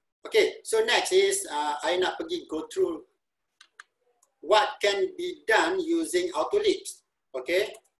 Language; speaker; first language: English; non-native, local second language; Malay